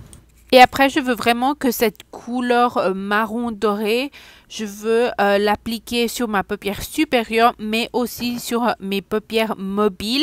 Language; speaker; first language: French; non-native, fluent; Spanish